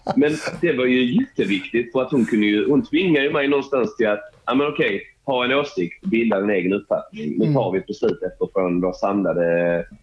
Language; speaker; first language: Swedish; native; Swedish